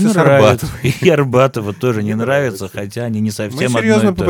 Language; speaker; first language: Russian; native; Russian